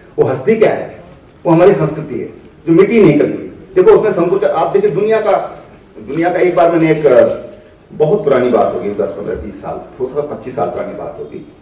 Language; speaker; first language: Hindi; native; Hindi